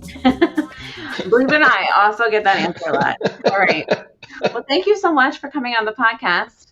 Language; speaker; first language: English; native; English